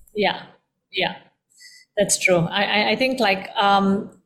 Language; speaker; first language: English; early bilingual, heritage; Indonesian